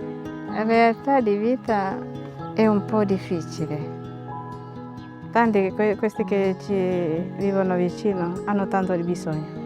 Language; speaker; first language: Italian; non-native, learner; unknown